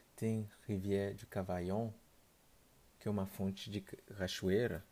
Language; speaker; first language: Portuguese; non-native, fluent; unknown